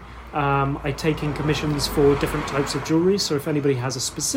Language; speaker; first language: English; native; English